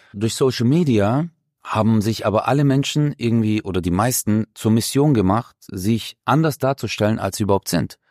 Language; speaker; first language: German; early bilingual, other home language; Turkish